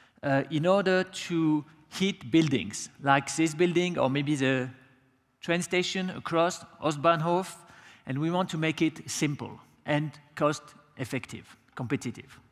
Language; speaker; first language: English; non-native, fluent; French